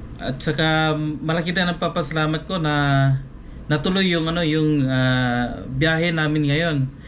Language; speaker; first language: Filipino; non-native, local second language; Cebuano